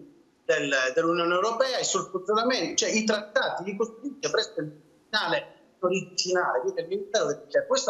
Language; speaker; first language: Italian; native; Italian